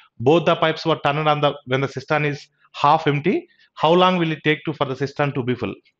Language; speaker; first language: English; non-native, local second language; Telugu